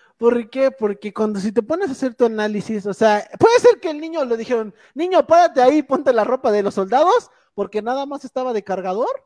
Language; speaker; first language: Spanish; native; Spanish